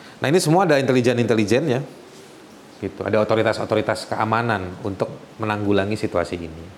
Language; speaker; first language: Indonesian; native; Indonesian